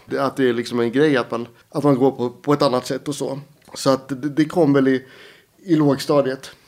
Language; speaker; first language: Swedish; native; Swedish